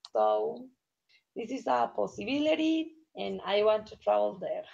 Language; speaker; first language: English; non-native, learner; Spanish